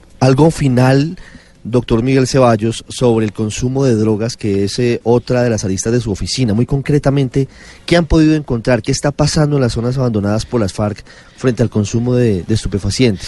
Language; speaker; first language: Spanish; native; Spanish